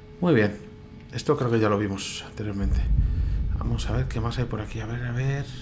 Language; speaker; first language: Spanish; native; Spanish